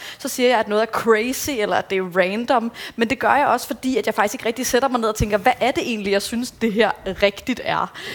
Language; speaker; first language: Danish; native; Danish